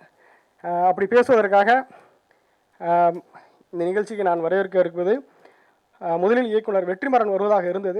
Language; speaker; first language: Tamil; native; Tamil